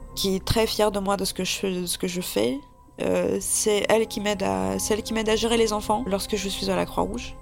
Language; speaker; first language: French; early bilingual, other home language; Russian